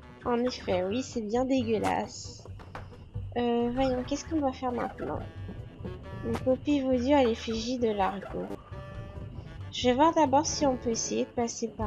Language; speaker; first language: French; native; French